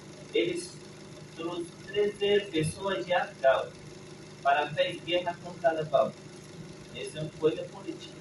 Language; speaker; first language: Portuguese; non-native, learner; Persian